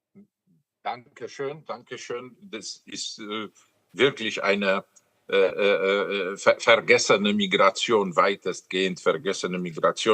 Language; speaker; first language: German; non-native, fluent; Polish